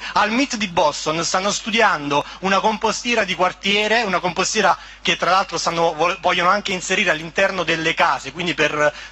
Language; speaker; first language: Italian; native; Italian